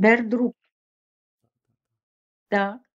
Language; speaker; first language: German; non-native, fluent; Russian